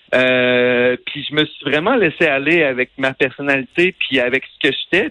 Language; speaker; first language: French; native; French